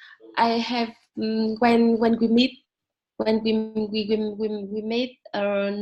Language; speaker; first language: English; non-native, learner; Vietnamese